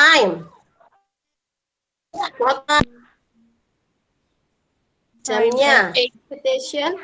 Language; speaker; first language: English; non-native, fluent; Indonesian